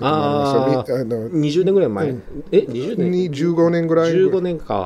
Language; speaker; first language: Japanese; native; Japanese